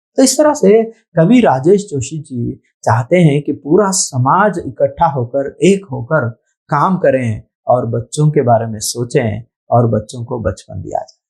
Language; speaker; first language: Hindi; non-native, local second language; Telugu